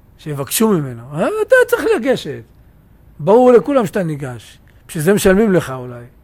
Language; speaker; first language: Hebrew; native; Hebrew